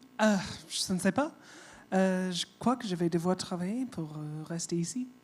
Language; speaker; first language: French; non-native, fluent; English